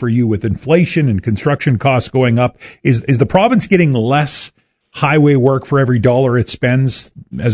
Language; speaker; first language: English; native; English